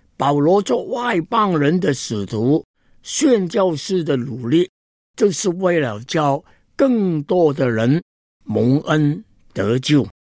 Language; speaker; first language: Chinese; non-native, local second language; Cantonese